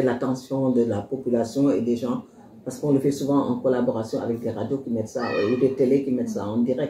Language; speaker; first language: French; non-native, local second language; Wolof